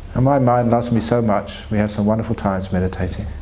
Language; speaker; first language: English; native; English